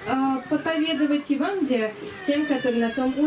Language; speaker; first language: Russian; native; Russian